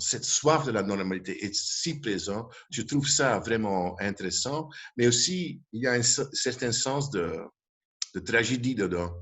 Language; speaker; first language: French; non-native, local second language; Dutch